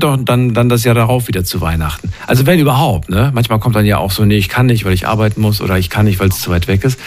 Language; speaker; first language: German; native; German